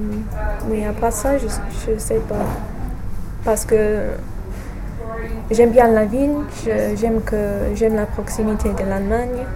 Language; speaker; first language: French; non-native, fluent; English